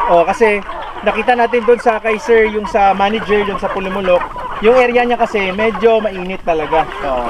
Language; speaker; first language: Filipino; native; Filipino